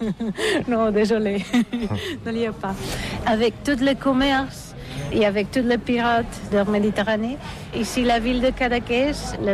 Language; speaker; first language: French; non-native, learner; Catalan